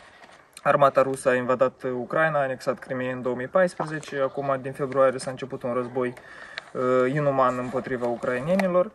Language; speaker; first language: Romanian; native; Romanian